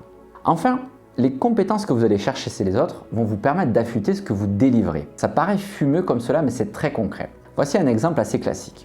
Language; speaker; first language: French; native; French